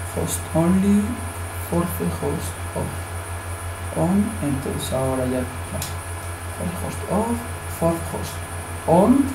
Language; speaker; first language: Spanish; native; Spanish